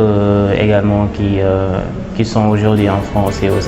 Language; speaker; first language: French; non-native, local second language; Wolof